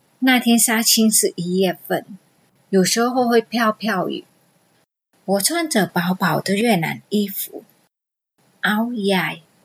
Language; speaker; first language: Chinese; non-native, fluent; Vietnamese